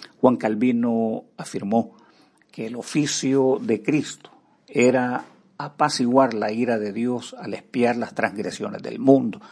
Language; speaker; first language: Spanish; native; Spanish